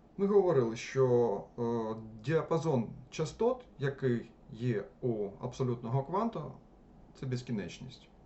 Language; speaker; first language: Ukrainian; non-native, local second language; Russian